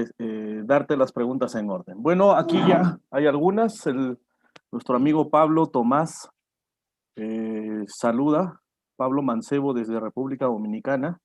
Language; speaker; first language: Spanish; native; Spanish